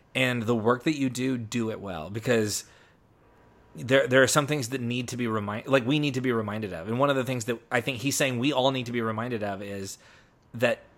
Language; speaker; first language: English; native; English